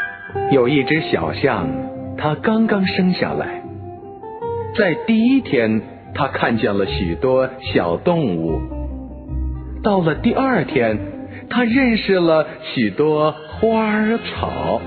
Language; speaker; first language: Chinese; native; Chinese